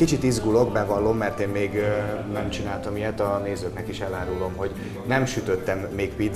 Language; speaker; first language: Hungarian; native; Hungarian